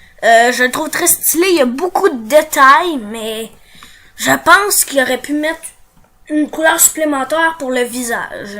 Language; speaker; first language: French; native; French